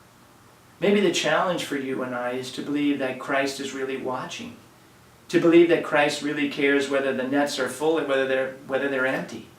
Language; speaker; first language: English; native; English